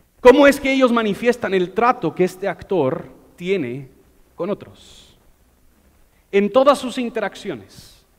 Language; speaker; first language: Spanish; non-native, fluent; English